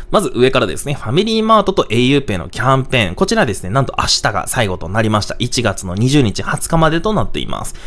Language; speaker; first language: Japanese; native; Japanese